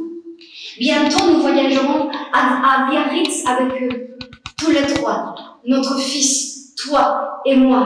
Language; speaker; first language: French; non-native, fluent; Spanish